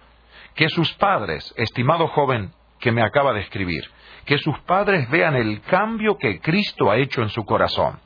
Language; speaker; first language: Spanish; native; Spanish